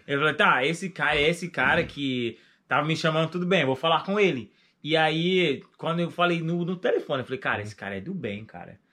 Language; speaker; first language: Portuguese; non-native, fluent; English